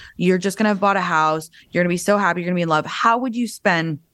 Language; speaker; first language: English; native; English